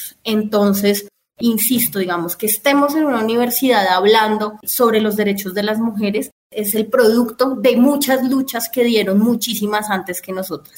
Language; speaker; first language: Spanish; native; Spanish